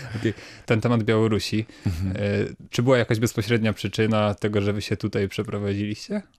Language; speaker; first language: Polish; native; Polish